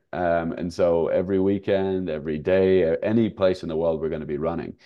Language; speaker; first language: English; native; English